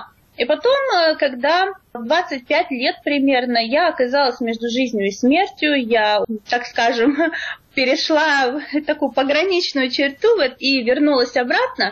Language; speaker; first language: Russian; native; Russian